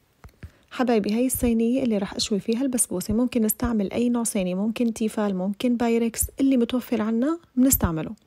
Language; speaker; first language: Arabic; native; Arabic